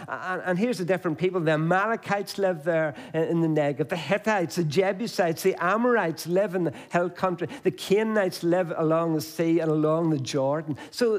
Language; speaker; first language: English; native; English